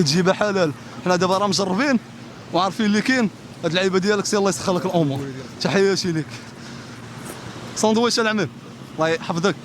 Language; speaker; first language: Arabic; native; Arabic